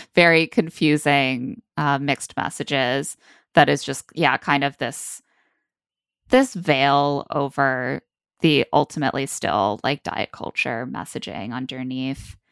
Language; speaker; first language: English; native; English